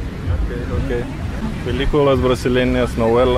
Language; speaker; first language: Spanish; non-native, fluent; Russian